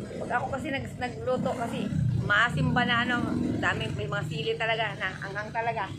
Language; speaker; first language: Filipino; non-native, local second language; Cebuano